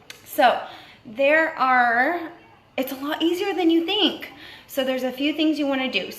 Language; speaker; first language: English; native; English